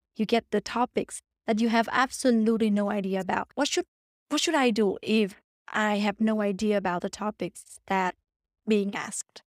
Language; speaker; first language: English; non-native, fluent; Vietnamese